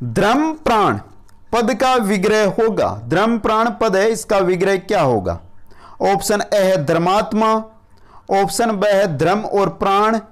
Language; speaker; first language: Hindi; native; Hindi